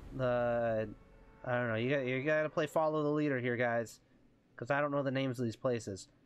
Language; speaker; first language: English; native; English